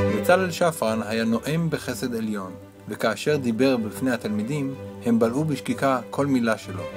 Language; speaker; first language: Hebrew; native; Hebrew